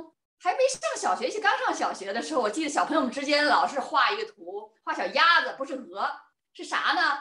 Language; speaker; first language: Chinese; native; Chinese